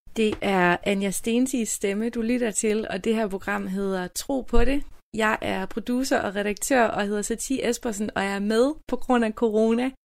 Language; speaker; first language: Danish; native; Danish